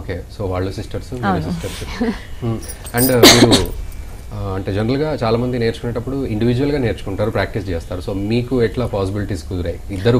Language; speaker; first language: Telugu; native; Telugu